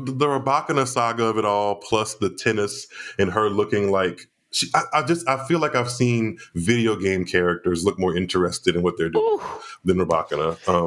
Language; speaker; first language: English; native; English